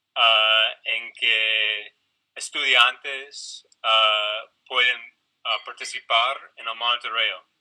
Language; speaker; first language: Spanish; non-native, fluent; English